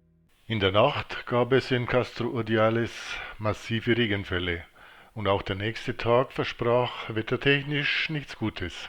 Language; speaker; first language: German; native; German